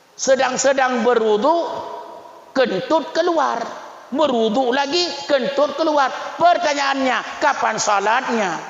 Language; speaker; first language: Malay; non-native, local second language; Achinese